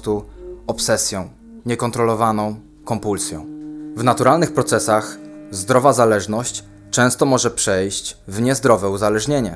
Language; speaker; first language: Polish; native; Polish